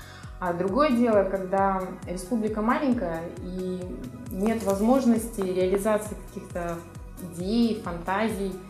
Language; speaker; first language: Russian; native; Russian